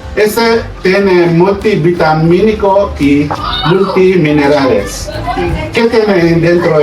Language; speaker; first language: Spanish; non-native, learner; Filipino